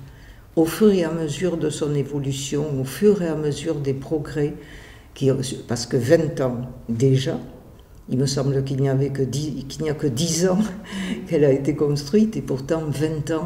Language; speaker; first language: French; native; French